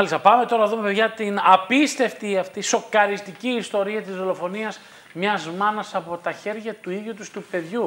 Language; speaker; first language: Greek; native; Greek